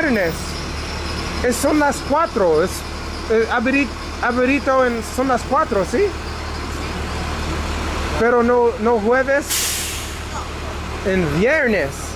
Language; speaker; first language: Spanish; non-native, learner; English